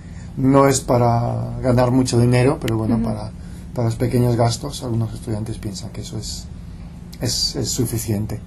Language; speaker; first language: Spanish; non-native, local second language; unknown